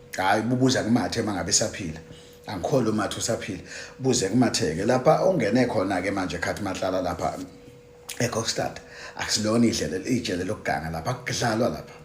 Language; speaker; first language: Zulu; native; Zulu